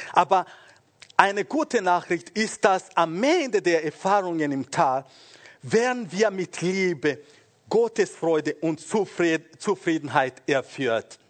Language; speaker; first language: German; non-native, fluent; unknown